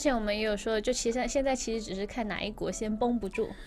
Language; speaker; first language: Chinese; native; Chinese